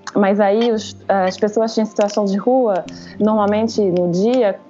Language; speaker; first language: Portuguese; non-native, fluent; French